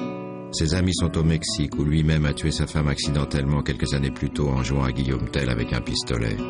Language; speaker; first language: French; native; French